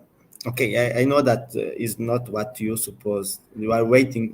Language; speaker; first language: English; non-native, learner; Portuguese